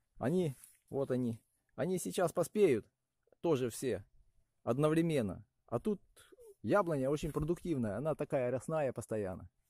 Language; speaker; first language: Russian; non-native, local second language; Ukrainian